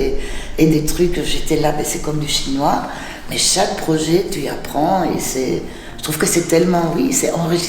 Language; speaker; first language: French; non-native, fluent; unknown